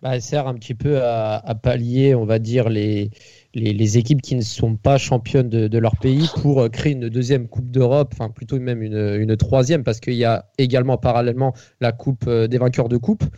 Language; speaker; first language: French; native; French